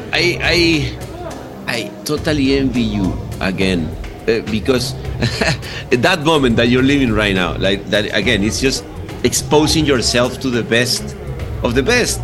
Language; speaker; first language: English; non-native, fluent; Spanish